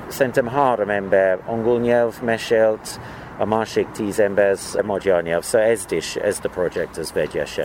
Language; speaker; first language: Hungarian; non-native, learner; English